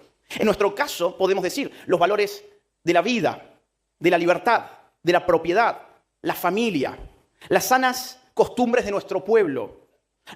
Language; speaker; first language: Spanish; native; Spanish